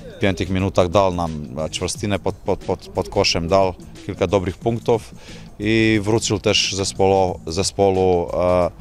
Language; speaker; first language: Polish; non-native, learner; Slovenian